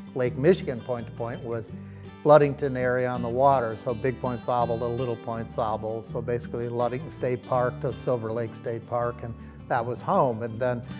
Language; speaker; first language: English; native; English